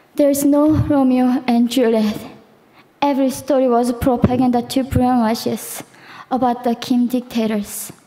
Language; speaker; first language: English; non-native, fluent; Korean